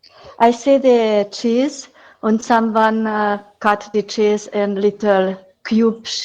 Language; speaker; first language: English; non-native, learner; Hungarian